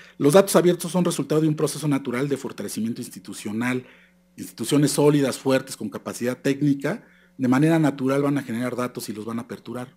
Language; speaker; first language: Spanish; native; Spanish